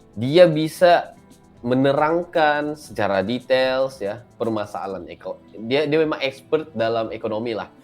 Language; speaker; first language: Malay; native; Malay